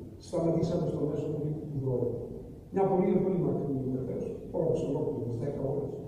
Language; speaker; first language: Greek; native; Greek